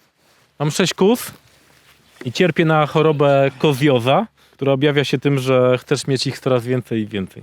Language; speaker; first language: Polish; native; Polish